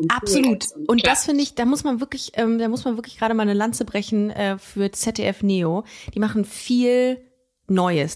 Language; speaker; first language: German; native; German